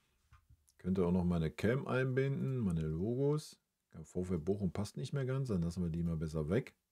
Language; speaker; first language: German; native; German